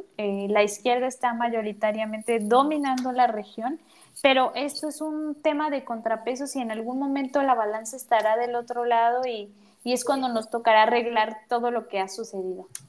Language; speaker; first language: Spanish; native; Spanish